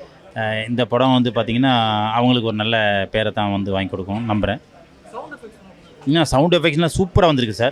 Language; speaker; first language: Tamil; native; Tamil